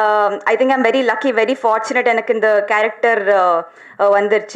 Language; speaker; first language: Tamil; non-native, learner; Telugu